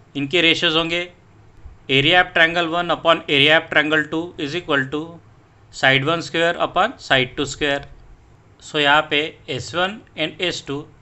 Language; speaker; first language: Hindi; non-native, local second language; Marathi